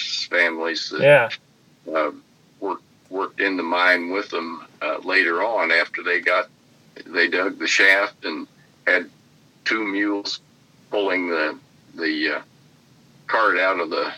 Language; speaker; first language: English; native; English